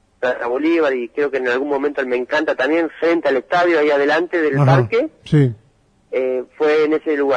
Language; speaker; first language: Spanish; native; Spanish